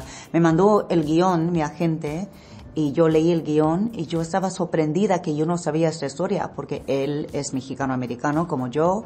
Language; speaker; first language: Spanish; early bilingual, heritage; English